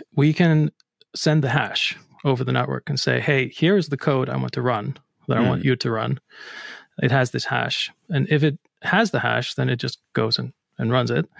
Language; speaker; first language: English; non-native, fluent; Icelandic